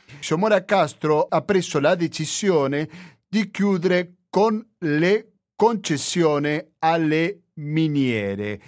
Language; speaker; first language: Italian; non-native, fluent; Spanish